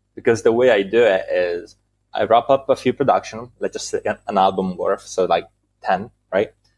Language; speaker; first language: English; non-native, fluent; Italian